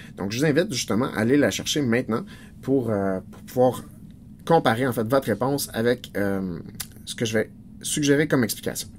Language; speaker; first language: French; native; French